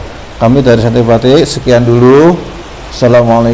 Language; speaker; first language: Indonesian; native; Indonesian